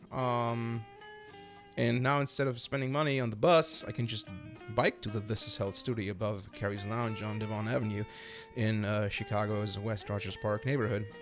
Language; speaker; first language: English; non-native, fluent; German